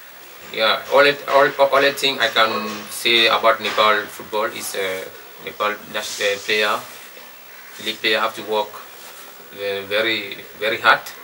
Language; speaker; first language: English; non-native, learner; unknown